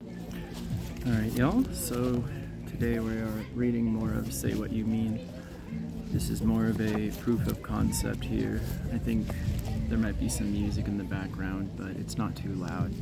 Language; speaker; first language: English; native; English